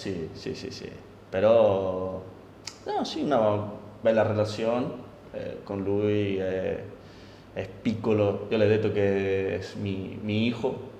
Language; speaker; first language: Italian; non-native, learner; Spanish